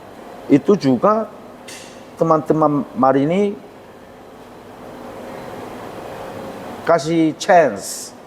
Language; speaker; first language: Indonesian; non-native, learner; Korean